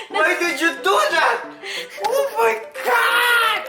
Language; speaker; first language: English; non-native, local second language; Filipino